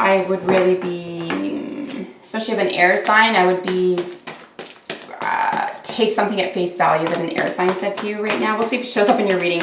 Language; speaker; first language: English; native; English